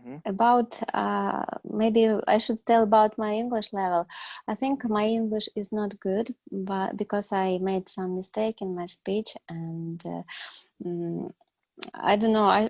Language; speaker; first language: English; non-native, learner; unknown